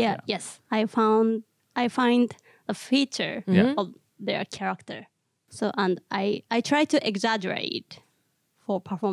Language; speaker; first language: English; non-native, learner; Japanese